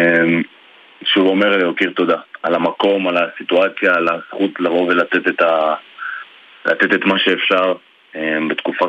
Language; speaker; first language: Hebrew; native; Hebrew